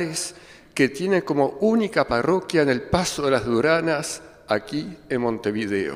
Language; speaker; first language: Spanish; early bilingual, other home language; German